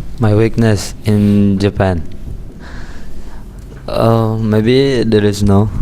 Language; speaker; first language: English; non-native, learner; Indonesian